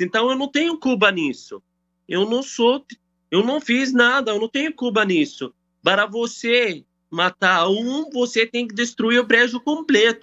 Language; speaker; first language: Portuguese; non-native, learner; Arabic